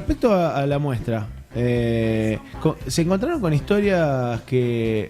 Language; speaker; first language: Spanish; native; Spanish